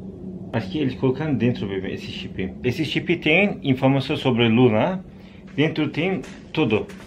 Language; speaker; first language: Portuguese; non-native, learner; Turkish